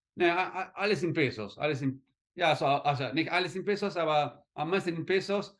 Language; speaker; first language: German; early bilingual, heritage; Spanish